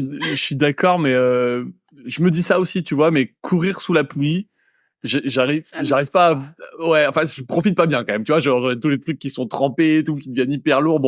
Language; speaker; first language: French; native; French